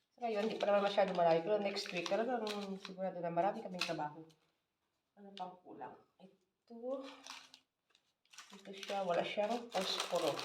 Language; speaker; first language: Filipino; non-native, local second language; Cebuano